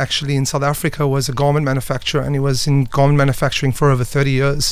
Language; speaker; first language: English; native; English